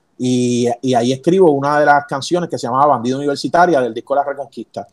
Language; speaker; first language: Spanish; native; Spanish